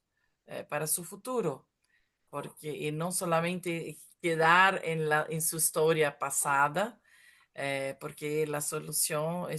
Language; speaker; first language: Spanish; non-native, fluent; Portuguese